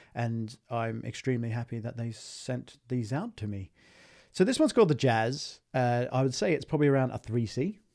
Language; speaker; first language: English; native; English